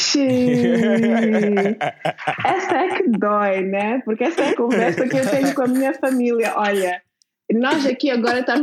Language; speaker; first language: Portuguese; early bilingual, heritage; Portuguese